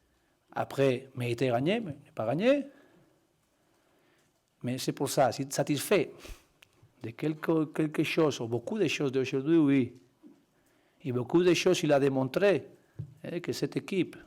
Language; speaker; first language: French; non-native, learner; Spanish